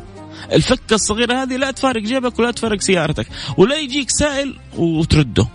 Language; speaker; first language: Arabic; native; Arabic